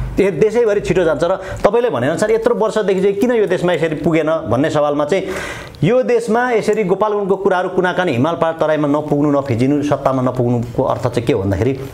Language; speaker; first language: Nepali; non-native, local second language; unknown